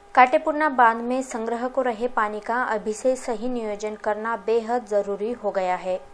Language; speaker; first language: Hindi; non-native, local second language; Marathi